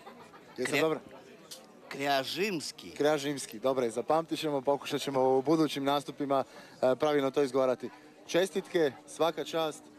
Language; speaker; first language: Croatian; native; Croatian